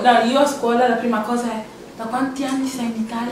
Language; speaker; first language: Italian; early bilingual, other home language; English